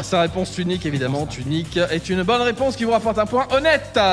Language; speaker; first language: French; native; French